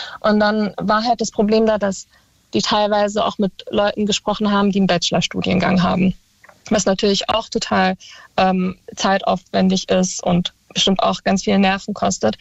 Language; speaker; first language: German; early bilingual, other home language; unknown